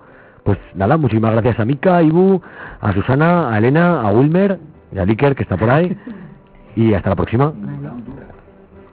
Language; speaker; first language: Spanish; native; Spanish